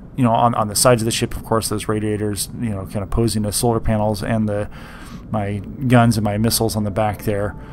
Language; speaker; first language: English; native; English